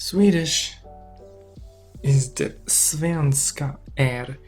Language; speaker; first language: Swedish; non-native, learner; English